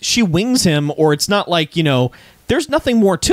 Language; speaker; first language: English; native; English